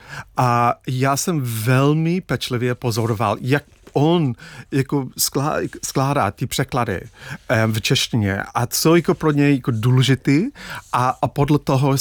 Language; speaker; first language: Czech; non-native, fluent; English